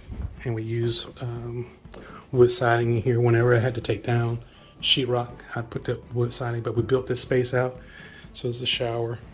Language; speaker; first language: English; native; English